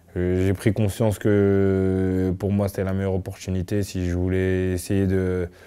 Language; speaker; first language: French; native; French